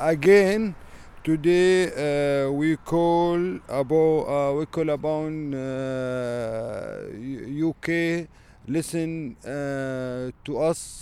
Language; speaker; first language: English; non-native, learner; Arabic